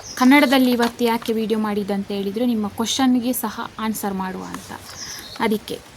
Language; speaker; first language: Kannada; non-native, local second language; Tulu